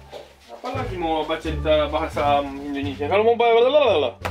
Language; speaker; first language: Indonesian; non-native, learner; Romanian